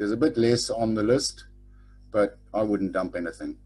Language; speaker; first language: English; native; English